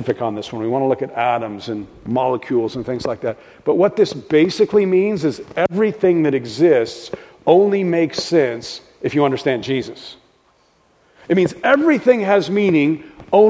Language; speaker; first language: English; native; English